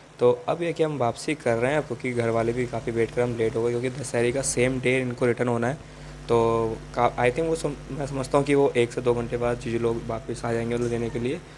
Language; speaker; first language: Hindi; native; Hindi